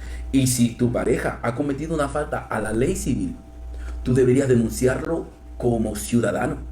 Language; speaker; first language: Spanish; native; Spanish